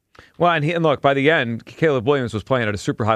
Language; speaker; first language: English; native; English